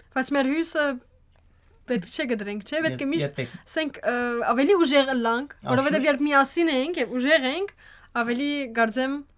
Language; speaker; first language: Armenian; native; Armenian